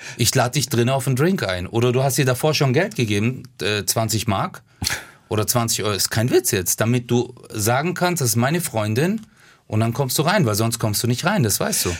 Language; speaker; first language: German; early bilingual, other home language; Turkish